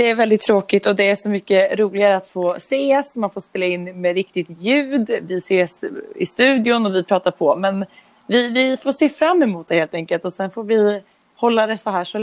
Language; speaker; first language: Swedish; native; Swedish